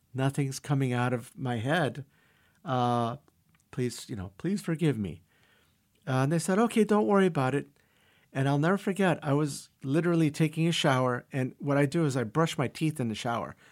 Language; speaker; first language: English; early bilingual, other home language; Russian